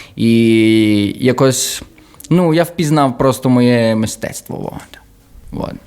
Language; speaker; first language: Ukrainian; early bilingual, heritage; Ukrainian